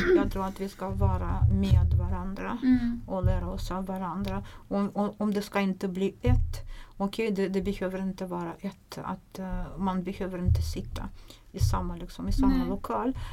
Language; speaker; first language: Swedish; non-native, fluent; Russian